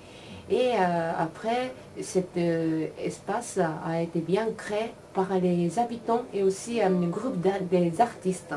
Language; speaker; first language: French; non-native, learner; Japanese